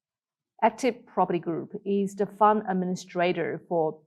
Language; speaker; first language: English; native; English